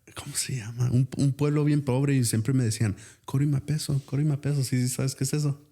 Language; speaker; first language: Spanish; early bilingual, heritage; Spanish